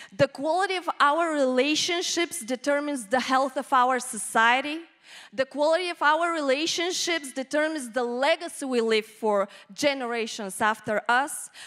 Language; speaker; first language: English; non-native, fluent; Bulgarian